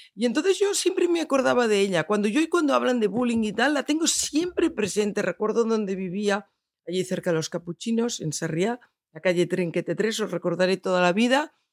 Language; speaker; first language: Spanish; non-native, local second language; Catalan